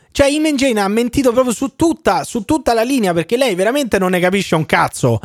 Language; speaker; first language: Italian; native; Italian